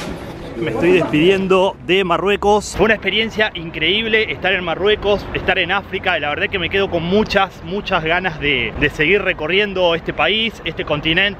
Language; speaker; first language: Spanish; native; Spanish